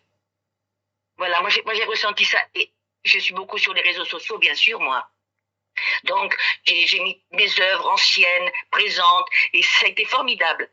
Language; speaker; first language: French; native; French